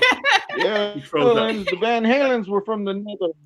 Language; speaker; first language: English; native; English